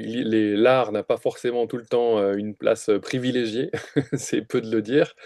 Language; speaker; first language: French; native; French